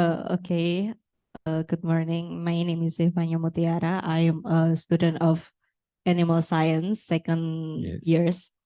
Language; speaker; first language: English; non-native, learner; Indonesian